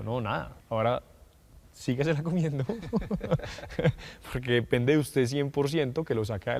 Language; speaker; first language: Spanish; native; Spanish